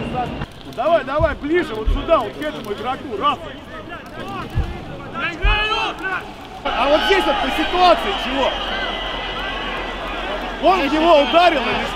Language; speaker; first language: Russian; native; Russian